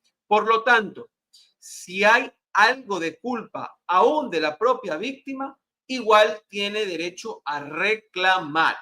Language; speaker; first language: Spanish; native; Spanish